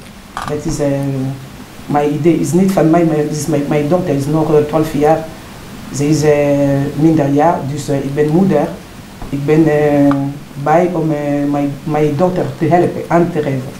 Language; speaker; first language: Dutch; non-native, learner; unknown